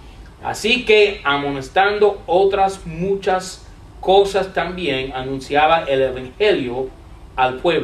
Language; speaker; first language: Spanish; non-native, fluent; English